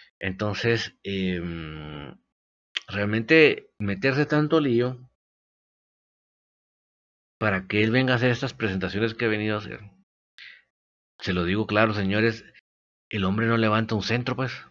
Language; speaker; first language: Spanish; native; Spanish